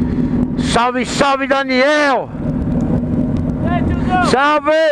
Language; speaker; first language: Portuguese; native; Portuguese